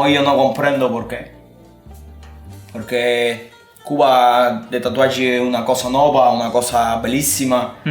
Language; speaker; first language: Italian; non-native, learner; Spanish